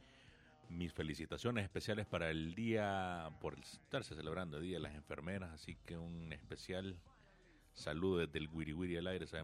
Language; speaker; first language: Spanish; native; Spanish